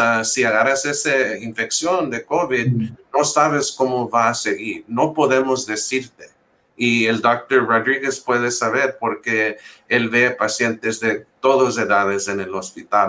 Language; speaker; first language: Spanish; early bilingual, heritage; English